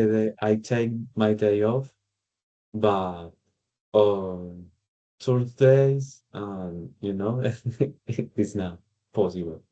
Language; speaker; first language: English; non-native, learner; Spanish